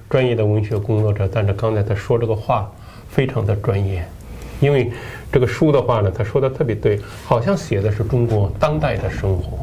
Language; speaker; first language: Chinese; native; Chinese